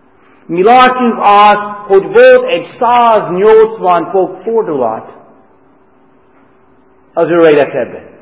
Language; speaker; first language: Hungarian; non-native, fluent; English